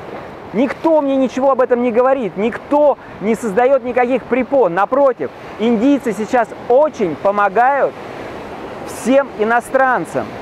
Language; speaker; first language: Russian; native; Russian